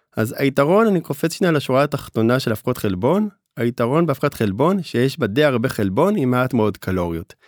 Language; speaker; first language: Hebrew; native; Hebrew